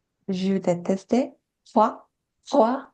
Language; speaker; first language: French; non-native, learner; Korean